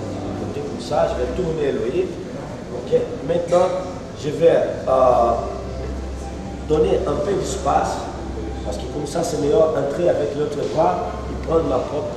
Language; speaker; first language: French; non-native, learner; Portuguese